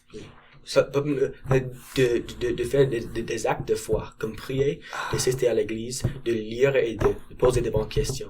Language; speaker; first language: French; non-native, learner; English